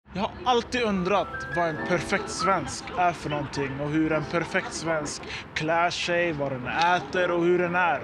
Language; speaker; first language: Swedish; early bilingual, other home language; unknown